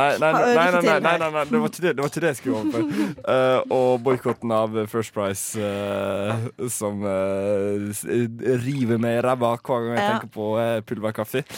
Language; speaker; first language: Norwegian; native; Norwegian